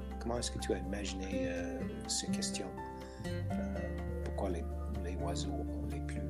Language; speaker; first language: French; non-native, fluent; English